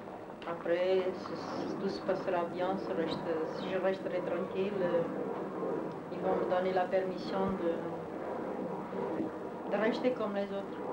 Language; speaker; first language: French; non-native, fluent; Portuguese